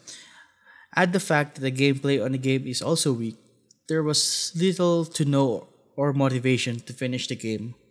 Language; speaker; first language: English; non-native, fluent; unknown